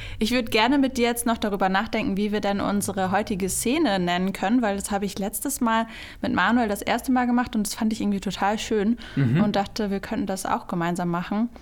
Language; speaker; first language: German; native; German